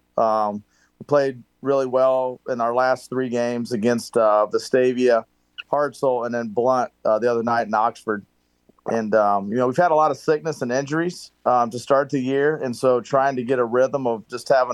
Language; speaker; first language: English; native; English